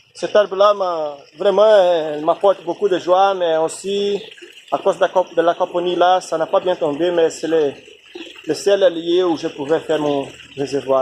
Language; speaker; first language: French; non-native, fluent; Portuguese